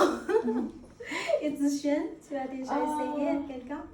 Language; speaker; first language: French; non-native, learner; Vietnamese